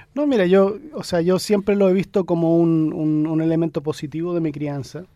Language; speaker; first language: Spanish; early bilingual, other home language; English